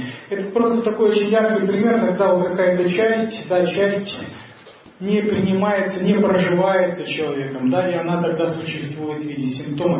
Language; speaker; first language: Russian; native; Russian